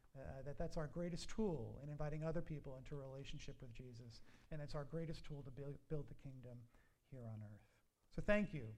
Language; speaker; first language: English; native; English